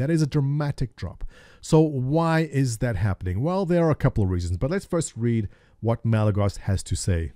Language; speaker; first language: English; native; English